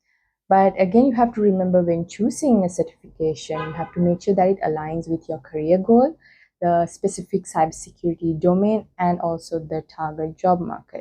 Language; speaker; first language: English; non-native, local second language; Sinhala